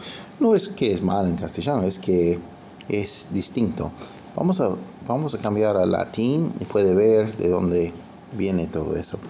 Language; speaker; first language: Spanish; non-native, fluent; English